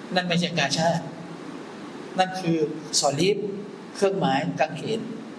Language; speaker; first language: Thai; non-native, local second language; Malay